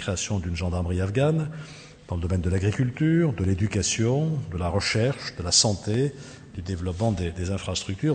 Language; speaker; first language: French; native; French